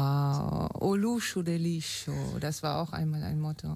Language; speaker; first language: German; native; German